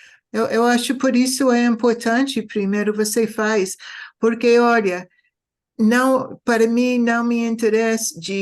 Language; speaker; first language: Portuguese; non-native, fluent; English